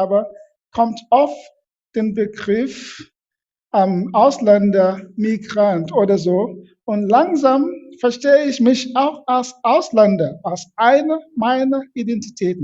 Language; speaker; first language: German; non-native, fluent; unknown